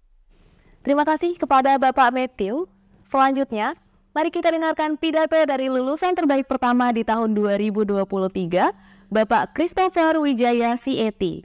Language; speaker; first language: Indonesian; native; Indonesian